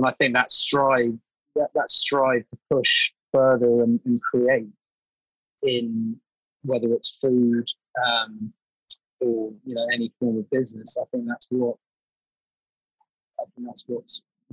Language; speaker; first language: English; native; English